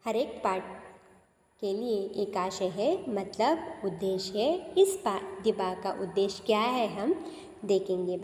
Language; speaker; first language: Hindi; non-native, local second language; Kannada